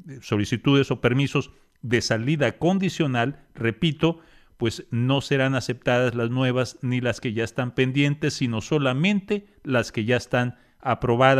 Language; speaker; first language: Spanish; native; Spanish